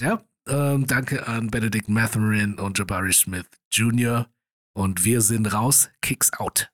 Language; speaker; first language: German; native; German